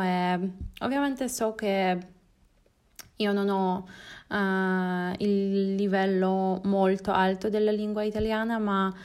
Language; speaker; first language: Italian; non-native, learner; Polish